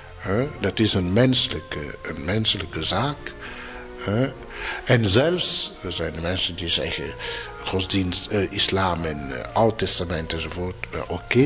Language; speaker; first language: Dutch; non-native, fluent; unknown